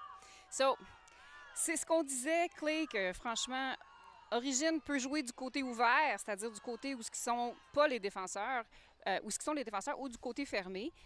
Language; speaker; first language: French; native; French